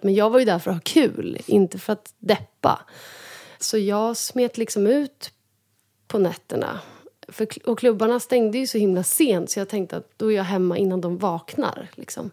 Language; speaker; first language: Swedish; native; Swedish